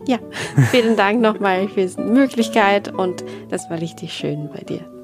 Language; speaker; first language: German; non-native, learner; Japanese